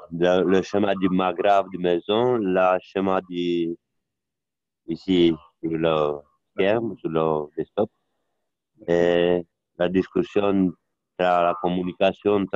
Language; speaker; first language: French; non-native, learner; Romanian